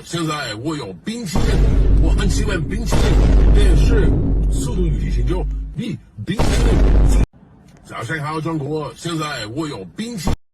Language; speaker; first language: Chinese; non-native, learner; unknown